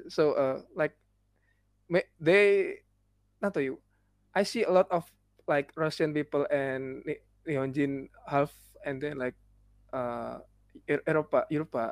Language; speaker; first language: English; non-native, learner; Indonesian